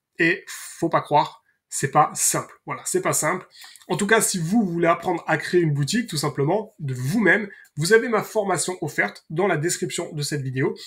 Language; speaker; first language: French; native; French